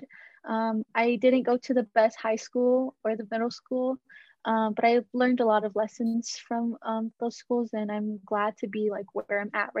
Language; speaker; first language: English; native; English